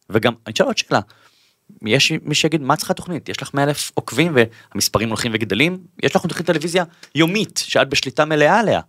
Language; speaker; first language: Hebrew; native; Hebrew